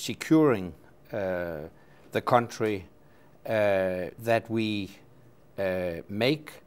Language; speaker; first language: English; non-native, fluent; Danish